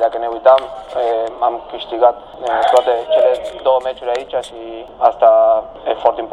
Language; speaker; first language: Romanian; non-native, learner; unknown